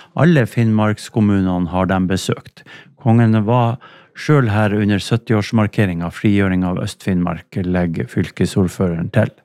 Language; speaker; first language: Norwegian; native; Norwegian